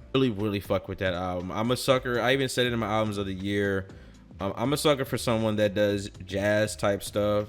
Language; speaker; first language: English; native; English